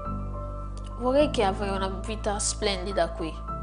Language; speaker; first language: Italian; non-native, fluent; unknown